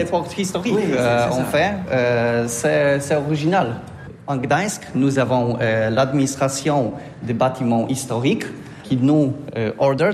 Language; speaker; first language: French; non-native, learner; Polish